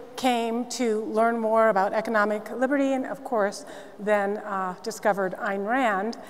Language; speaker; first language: English; native; English